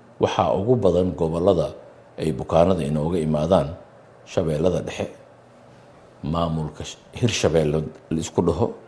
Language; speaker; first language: Somali; native; Somali